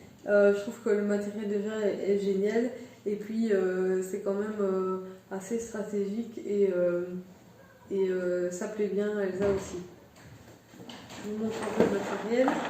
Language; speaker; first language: French; native; French